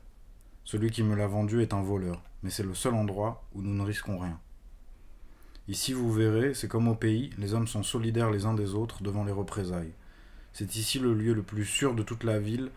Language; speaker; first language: French; native; French